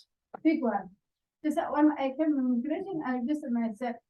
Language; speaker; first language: English; non-native, learner; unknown